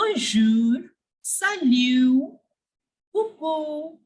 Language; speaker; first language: French; non-native, fluent; Hindi